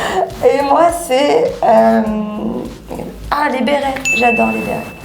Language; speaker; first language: French; native; French